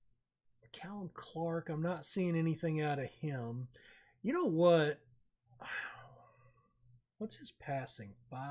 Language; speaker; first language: English; native; English